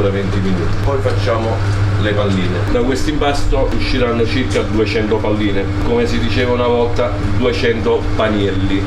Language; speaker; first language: Italian; native; Italian